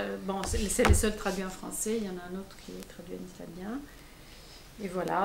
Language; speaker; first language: French; non-native, fluent; Italian